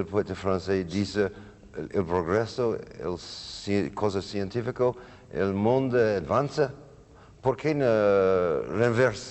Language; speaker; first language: Spanish; non-native, learner; English